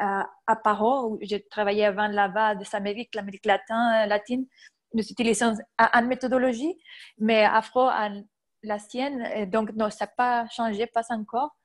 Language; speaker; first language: French; non-native, fluent; Spanish